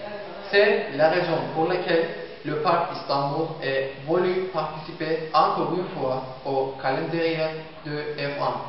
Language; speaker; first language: French; non-native, learner; Turkish